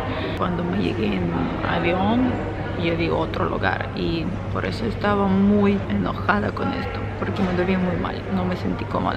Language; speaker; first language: Spanish; non-native, fluent; Ukrainian